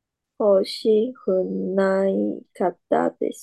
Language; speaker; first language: Japanese; non-native, learner; Chinese